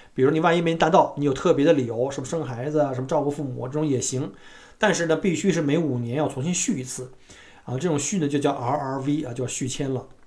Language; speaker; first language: Chinese; native; Chinese